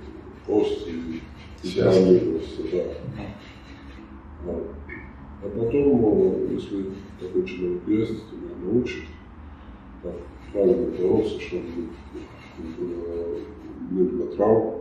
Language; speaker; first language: Russian; non-native, fluent; Georgian